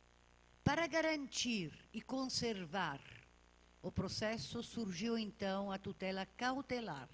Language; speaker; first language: Portuguese; native; Portuguese